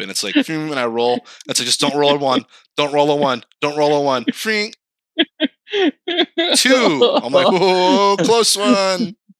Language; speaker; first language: English; native; English